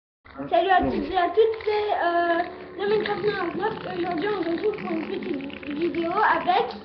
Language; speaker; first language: French; native; French